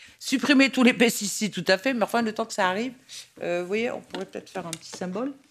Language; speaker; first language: French; native; French